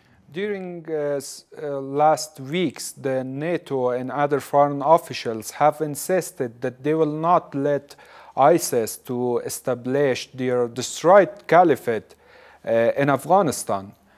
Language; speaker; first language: English; non-native, fluent; Persian